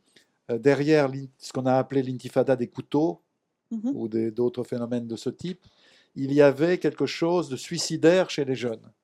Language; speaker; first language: French; native; French